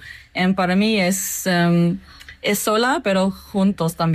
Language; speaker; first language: Spanish; non-native, learner; English